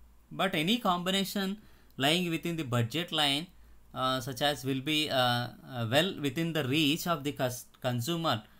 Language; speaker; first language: English; non-native, local second language; Telugu